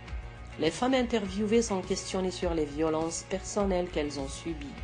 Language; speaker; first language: French; native; French